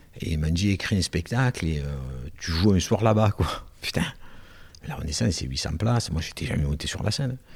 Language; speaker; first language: French; native; French